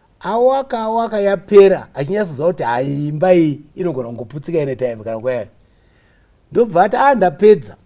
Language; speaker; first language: Shona; native; Shona